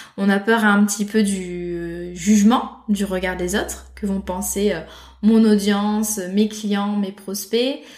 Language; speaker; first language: French; native; French